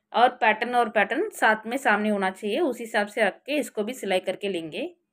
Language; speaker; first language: Hindi; non-native, local second language; Marathi